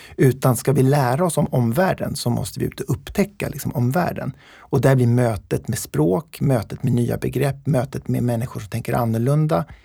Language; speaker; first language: Swedish; native; Swedish